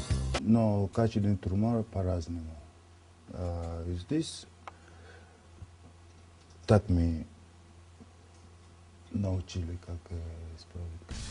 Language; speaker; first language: Russian; non-native, learner; Arabic